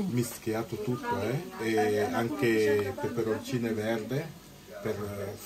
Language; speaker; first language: Italian; non-native, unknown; Wolof